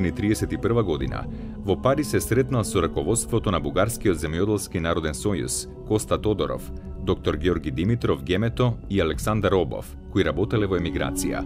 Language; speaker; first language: Macedonian; native; Macedonian